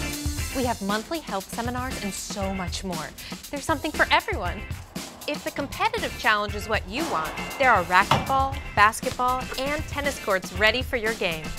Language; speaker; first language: English; native; English